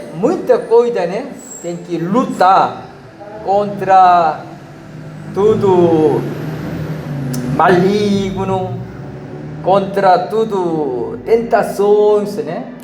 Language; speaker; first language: Portuguese; non-native, learner; Korean